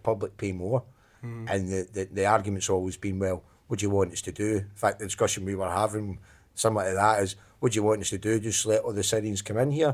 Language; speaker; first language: English; native; English